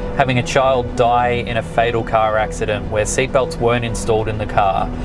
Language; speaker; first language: English; native; English